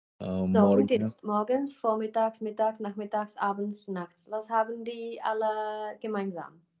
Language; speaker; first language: German; non-native, fluent; Czech